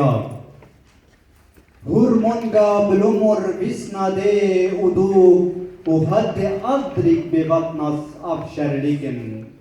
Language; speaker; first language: Swedish; non-native, learner; Kurdish